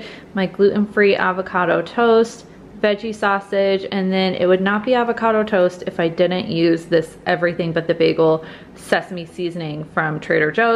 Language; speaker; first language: English; native; English